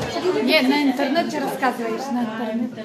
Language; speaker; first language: Russian; native; Russian